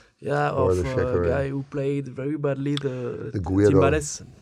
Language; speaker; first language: English; non-native, learner; French